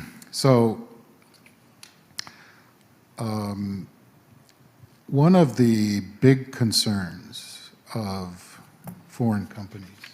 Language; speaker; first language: English; native; English